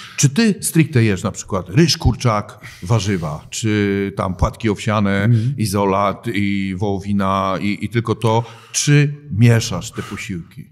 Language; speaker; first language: Polish; native; Polish